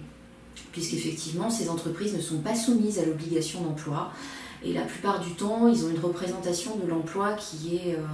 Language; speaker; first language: French; native; French